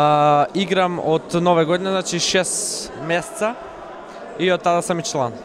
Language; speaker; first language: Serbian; non-native, learner; Macedonian